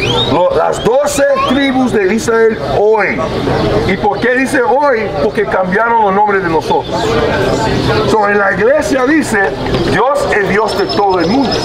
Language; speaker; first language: Spanish; early bilingual, heritage; Spanish